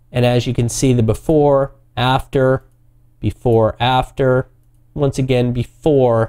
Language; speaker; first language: English; native; English